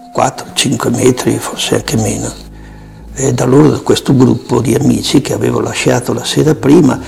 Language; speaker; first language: Italian; non-native, fluent; Albanian